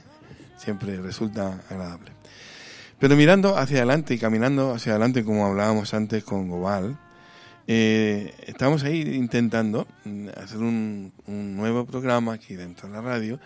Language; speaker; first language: Spanish; native; Spanish